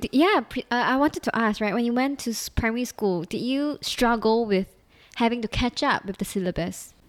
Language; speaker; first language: English; native; English